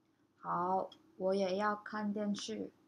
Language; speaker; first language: Chinese; non-native, learner; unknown